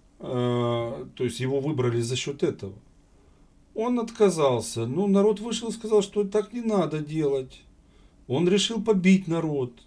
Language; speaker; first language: Russian; native; Russian